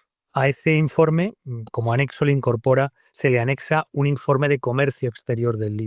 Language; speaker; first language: Spanish; native; Spanish